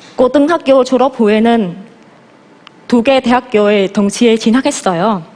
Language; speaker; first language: Korean; non-native, fluent; Vietnamese